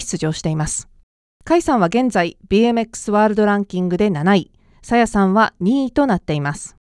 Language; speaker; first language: Japanese; native; Japanese